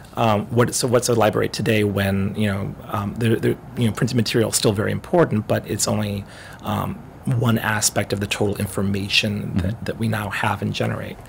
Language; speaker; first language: English; native; English